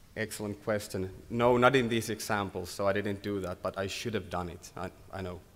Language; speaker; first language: English; non-native, fluent; Finnish